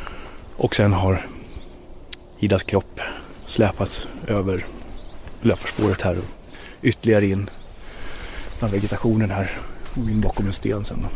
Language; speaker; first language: Swedish; native; Swedish